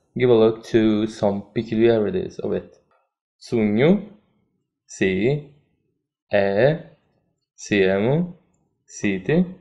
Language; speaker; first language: English; non-native, fluent; Italian